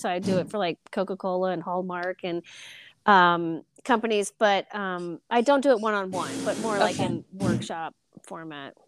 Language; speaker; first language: English; native; English